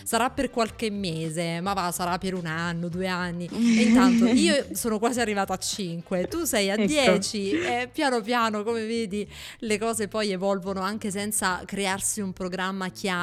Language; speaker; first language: Italian; native; Italian